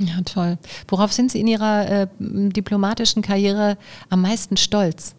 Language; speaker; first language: German; native; German